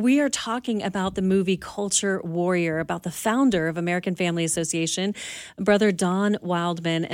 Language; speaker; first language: English; native; English